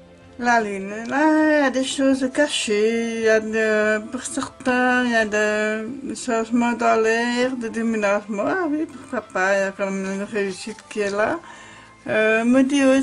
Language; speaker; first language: French; native; French